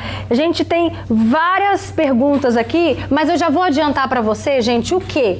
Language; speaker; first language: Portuguese; native; Portuguese